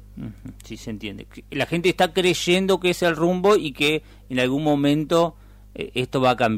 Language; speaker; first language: Spanish; native; Spanish